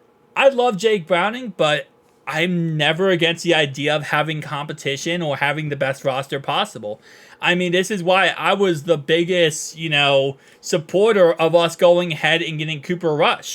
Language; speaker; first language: English; native; English